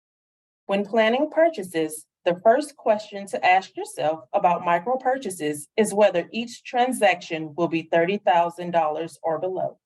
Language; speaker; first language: English; native; English